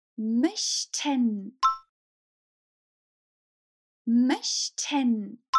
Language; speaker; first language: German; non-native, fluent; Portuguese